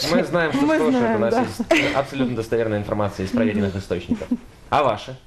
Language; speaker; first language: Russian; native; Russian